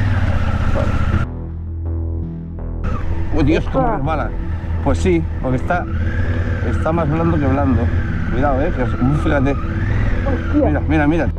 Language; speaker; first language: Spanish; native; Spanish